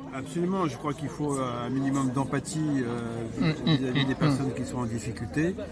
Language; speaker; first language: French; native; French